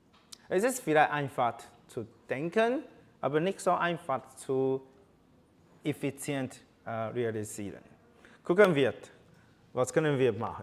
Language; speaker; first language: German; non-native, learner; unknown